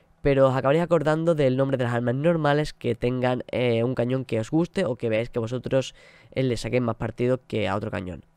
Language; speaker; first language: Spanish; native; Spanish